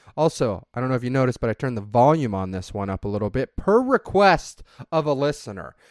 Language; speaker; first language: English; native; English